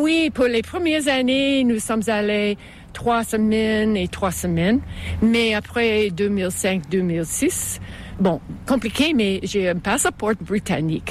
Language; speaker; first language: French; non-native, fluent; English